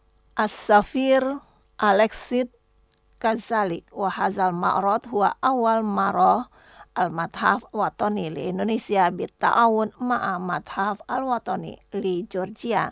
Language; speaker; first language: Arabic; non-native, fluent; Indonesian